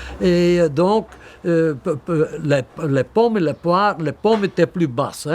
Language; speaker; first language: French; non-native, local second language; Dutch